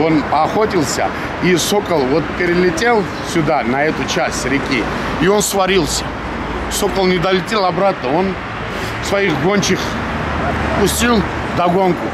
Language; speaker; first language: Russian; non-native, local second language; Georgian